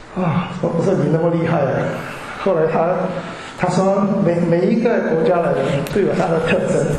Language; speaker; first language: Chinese; early bilingual, heritage; Chinese